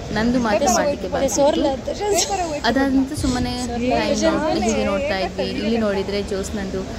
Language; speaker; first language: Kannada; non-native, local second language; Konkani